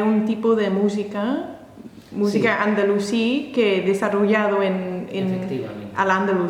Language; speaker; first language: Spanish; non-native, learner; English